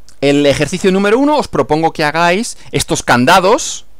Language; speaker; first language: Spanish; native; Spanish